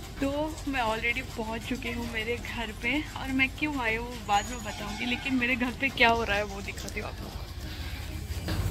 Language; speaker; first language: Hindi; non-native, local second language; Odia